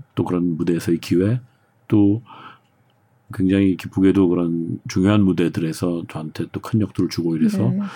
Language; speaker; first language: Korean; native; Korean